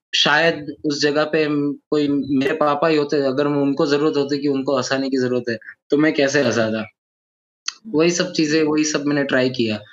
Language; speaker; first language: Hindi; non-native, local second language; Gujarati